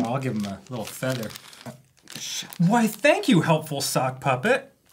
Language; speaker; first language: English; native; English